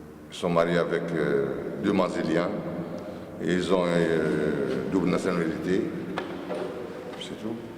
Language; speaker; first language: French; non-native, learner; Arabic